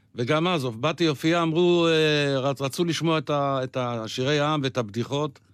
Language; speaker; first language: Hebrew; non-native, local second language; Yiddish